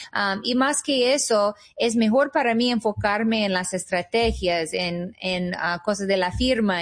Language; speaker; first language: Spanish; non-native, fluent; English